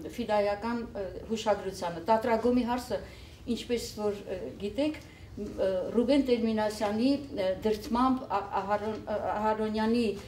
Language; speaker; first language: Armenian; native; Armenian